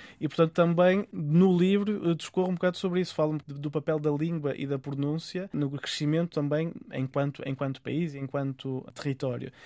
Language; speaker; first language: Portuguese; native; Portuguese